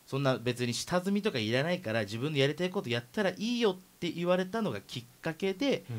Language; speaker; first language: Japanese; native; Japanese